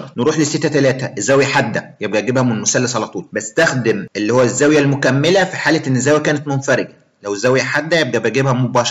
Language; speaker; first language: Arabic; native; Arabic